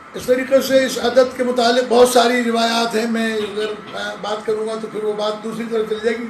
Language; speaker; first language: Urdu; non-native, local second language; Sindhi